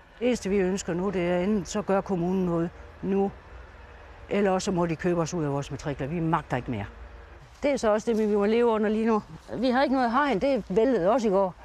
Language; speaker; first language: Danish; native; Danish